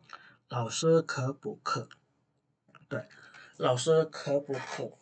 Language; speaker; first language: Chinese; non-native, fluent; Indonesian